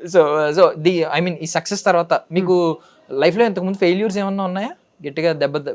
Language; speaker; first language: Telugu; native; Telugu